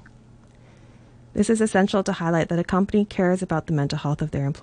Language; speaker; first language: English; non-native, local second language; Cantonese